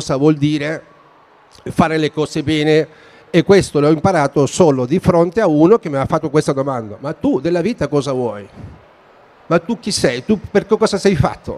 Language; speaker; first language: Italian; non-native, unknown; Spanish